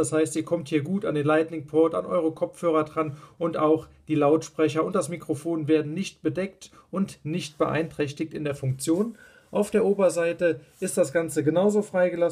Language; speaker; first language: German; native; German